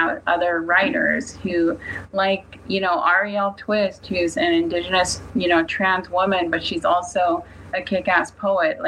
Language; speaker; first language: English; native; English